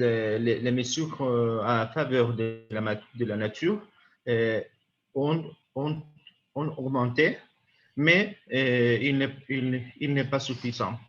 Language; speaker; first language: French; non-native, learner; Spanish